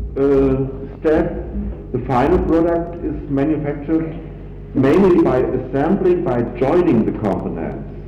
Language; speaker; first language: English; non-native, fluent; German